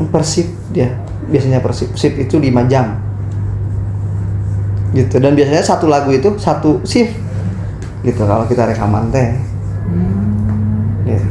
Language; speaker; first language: Indonesian; native; Indonesian